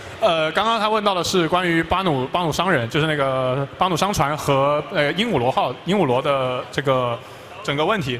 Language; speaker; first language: Chinese; native; Chinese